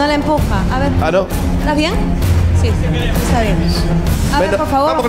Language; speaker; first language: Spanish; native; Spanish